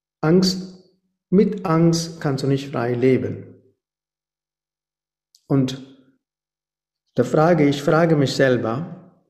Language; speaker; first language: German; non-native, fluent; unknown